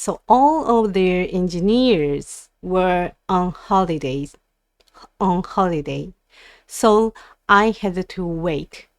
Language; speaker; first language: English; non-native, learner; Japanese